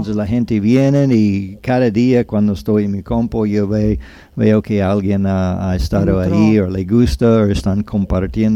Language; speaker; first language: Spanish; non-native, fluent; English